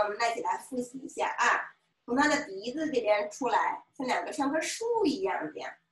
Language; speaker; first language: Chinese; native; Chinese